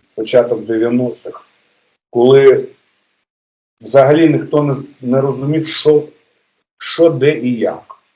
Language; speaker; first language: Ukrainian; native; Ukrainian